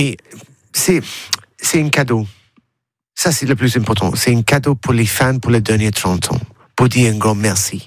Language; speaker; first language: French; non-native, learner; English